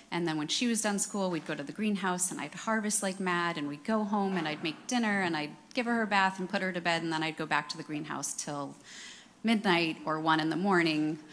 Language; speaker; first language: English; native; English